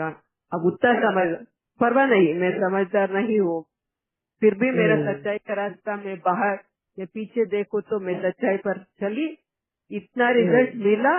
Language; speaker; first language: Hindi; non-native, local second language; Kannada